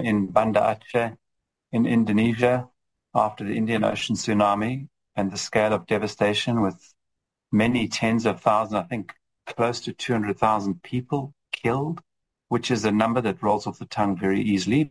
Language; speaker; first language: English; native; English